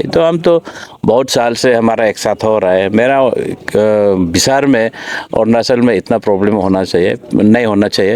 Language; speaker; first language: Hindi; non-native, local second language; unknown